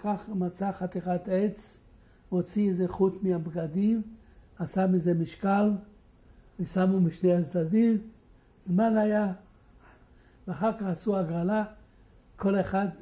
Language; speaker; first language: Hebrew; non-native, fluent; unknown